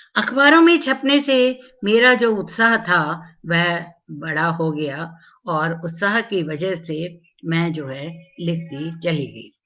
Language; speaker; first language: Hindi; non-native, local second language; Tamil